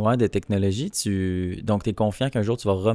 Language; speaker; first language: French; native; French